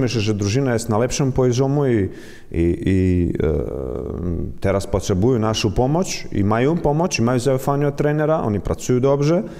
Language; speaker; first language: Polish; non-native, learner; Croatian